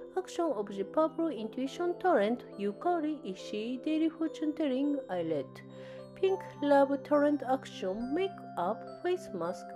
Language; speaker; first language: English; non-native, learner; Japanese